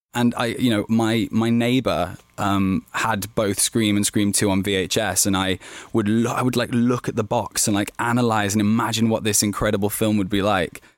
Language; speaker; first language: English; native; English